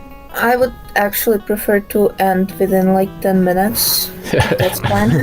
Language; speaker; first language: English; non-native, fluent; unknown